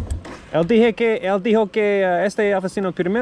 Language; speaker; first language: Spanish; non-native, learner; English